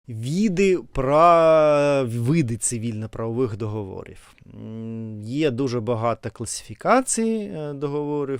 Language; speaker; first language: Ukrainian; non-native, learner; Russian